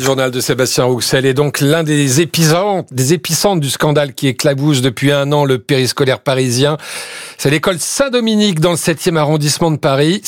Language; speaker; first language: French; native; French